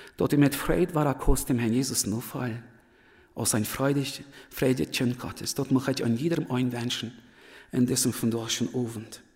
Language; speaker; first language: German; early bilingual, other home language; Plautdietsch